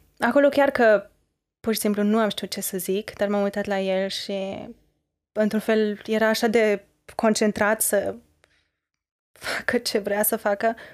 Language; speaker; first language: Romanian; early bilingual, heritage; Romanian